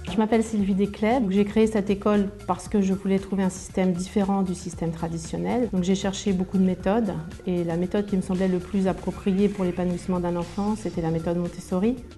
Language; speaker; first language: French; native; French